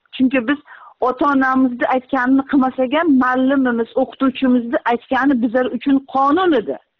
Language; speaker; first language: Uzbek; native; Uzbek